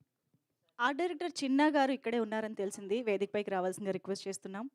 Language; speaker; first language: Telugu; native; Telugu